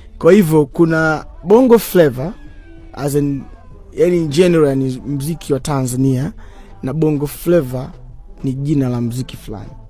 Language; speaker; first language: Swahili; native; Swahili